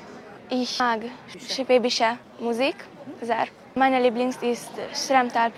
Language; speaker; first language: German; non-native, local second language; Hungarian